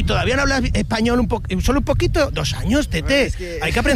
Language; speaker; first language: Spanish; native; Spanish